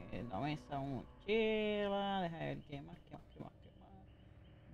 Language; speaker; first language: Spanish; native; Spanish